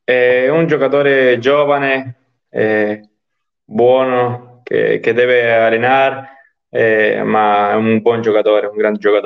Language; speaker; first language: Italian; non-native, learner; Spanish